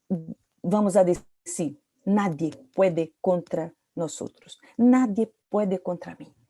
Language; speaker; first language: Portuguese; non-native, learner; Spanish